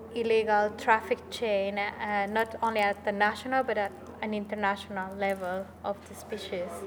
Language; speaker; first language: English; non-native, fluent; Spanish